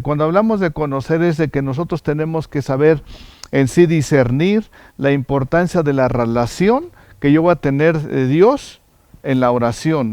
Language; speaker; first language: Spanish; native; Spanish